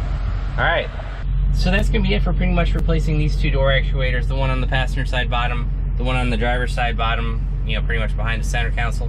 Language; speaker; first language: English; native; English